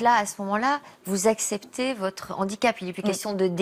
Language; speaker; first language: French; native; French